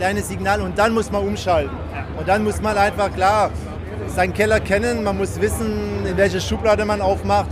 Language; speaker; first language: German; native; German